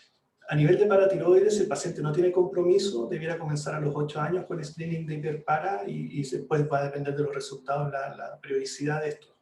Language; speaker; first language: Spanish; native; Spanish